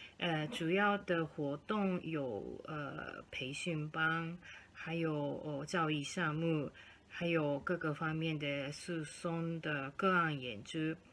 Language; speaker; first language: Chinese; non-native, fluent; Japanese